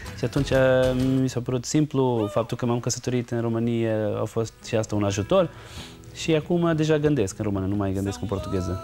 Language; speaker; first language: Romanian; non-native, fluent; Portuguese